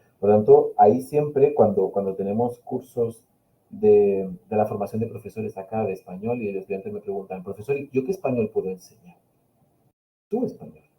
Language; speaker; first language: Spanish; non-native, local second language; Catalan